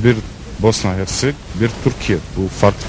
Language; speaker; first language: Turkish; non-native, learner; Bosnian